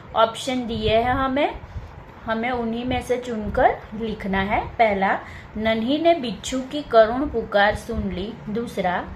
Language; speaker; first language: Hindi; non-native, local second language; Gujarati